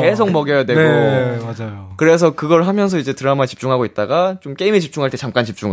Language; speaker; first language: Korean; native; Korean